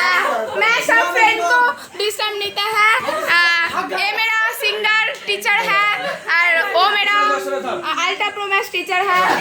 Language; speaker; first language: Hindi; non-native, local second language; Bangla